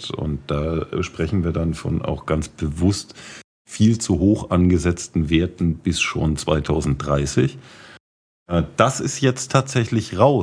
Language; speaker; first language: German; native; German